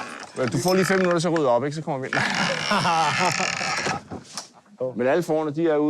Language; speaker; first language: Danish; native; Danish